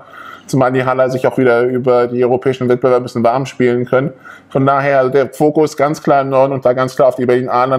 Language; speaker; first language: German; native; German